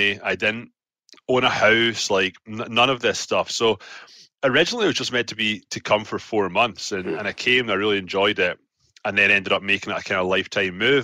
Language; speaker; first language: English; native; English